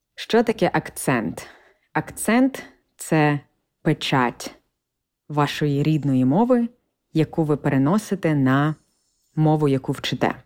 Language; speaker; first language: Ukrainian; native; Ukrainian